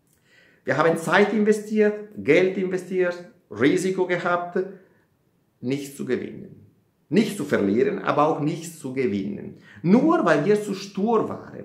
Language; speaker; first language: German; non-native, fluent; Italian